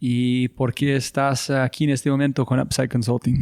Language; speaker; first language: Spanish; non-native, fluent; English